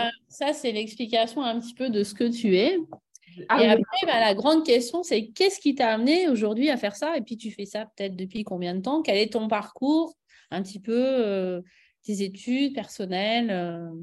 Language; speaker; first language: French; native; French